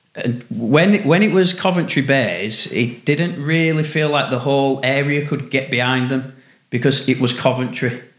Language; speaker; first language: English; native; English